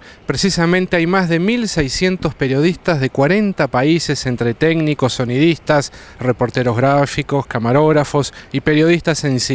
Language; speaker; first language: Spanish; native; Spanish